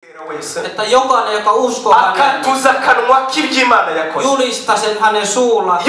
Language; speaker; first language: Finnish; non-native, fluent; Kinyarwanda